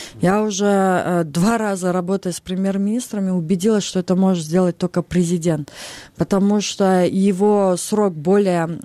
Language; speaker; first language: Russian; non-native, local second language; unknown